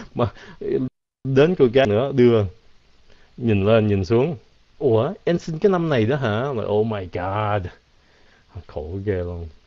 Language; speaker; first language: Vietnamese; early bilingual, heritage; Vietnamese